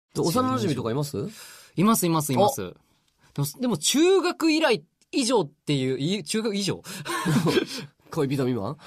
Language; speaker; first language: Japanese; native; Japanese